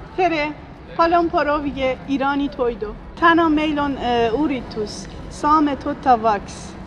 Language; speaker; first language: Estonian; non-native, learner; Persian